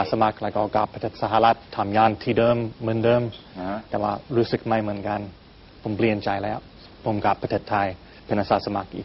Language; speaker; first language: Thai; non-native, learner; English